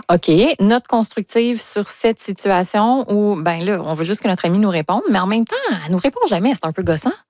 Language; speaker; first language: French; native; French